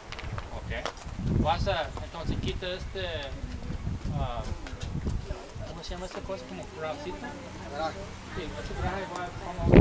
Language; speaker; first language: Spanish; non-native, learner; English